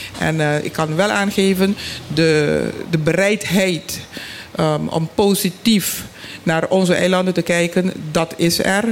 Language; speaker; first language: Dutch; non-native, local second language; Papiamento